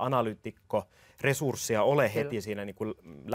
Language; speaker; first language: Finnish; native; Finnish